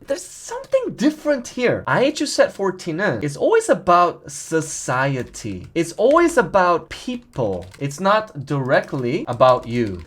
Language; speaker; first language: English; early bilingual, other home language; Korean